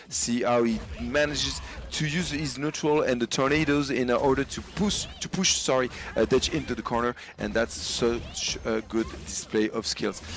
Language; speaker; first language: English; non-native, fluent; French